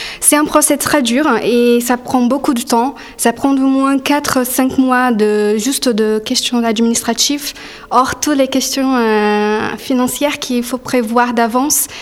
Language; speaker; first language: French; non-native, fluent; Portuguese